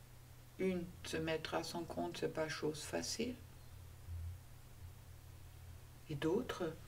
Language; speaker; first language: French; non-native, fluent; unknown